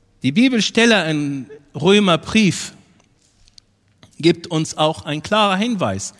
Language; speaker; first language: German; non-native, fluent; Arabic